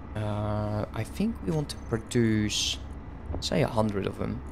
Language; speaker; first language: English; non-native, fluent; Dutch